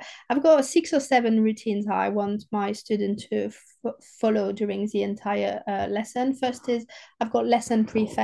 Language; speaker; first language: English; non-native, fluent; French